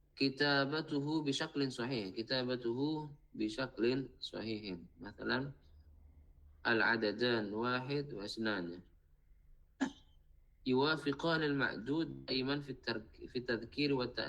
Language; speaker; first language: Arabic; non-native, fluent; Indonesian